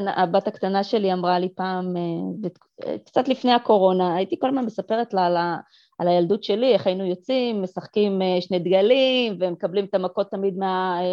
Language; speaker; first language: Hebrew; early bilingual, other home language; Russian